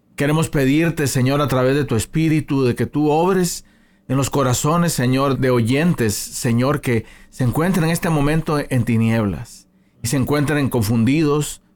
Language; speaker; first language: Spanish; native; Spanish